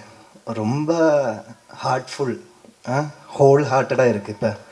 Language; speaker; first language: Tamil; non-native, learner; Malayalam